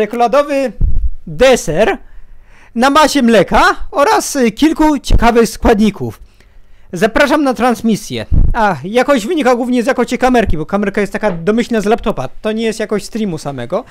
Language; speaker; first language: Polish; native; Polish